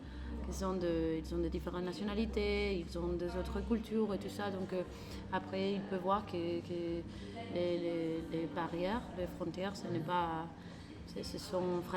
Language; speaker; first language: French; non-native, learner; Spanish